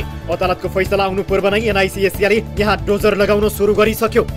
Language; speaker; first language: Nepali; native; Nepali